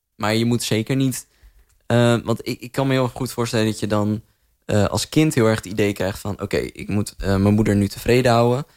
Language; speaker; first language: Dutch; native; Dutch